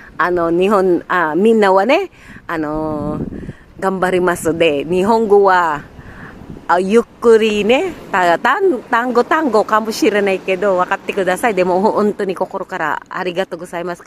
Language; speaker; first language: Japanese; non-native, learner; Filipino